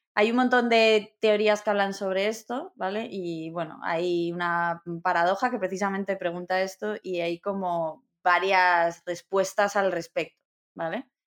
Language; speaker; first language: Spanish; native; Spanish